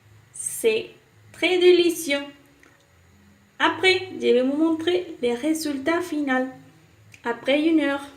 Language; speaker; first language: French; non-native, learner; Spanish